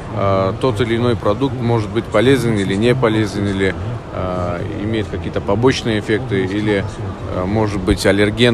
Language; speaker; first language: Russian; non-native, local second language; Tajik